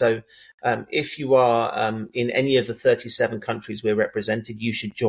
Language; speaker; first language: English; native; English